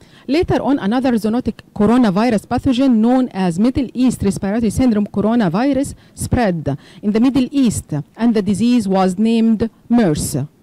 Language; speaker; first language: English; non-native, fluent; Arabic